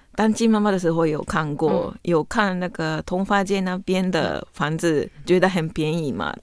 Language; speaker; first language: Chinese; non-native, fluent; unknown